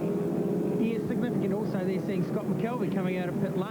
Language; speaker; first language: English; native; English